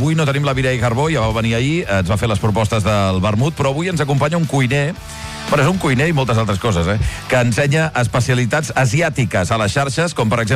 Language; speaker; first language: Catalan; native; Catalan